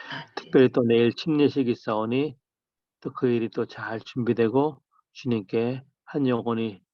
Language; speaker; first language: Korean; native; Korean